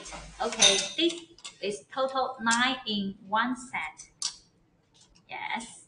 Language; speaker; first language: English; non-native, learner; Chinese